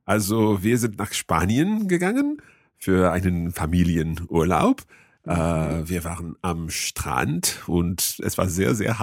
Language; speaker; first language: German; non-native, fluent; English